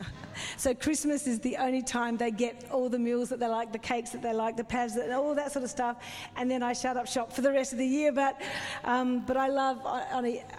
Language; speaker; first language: English; native; English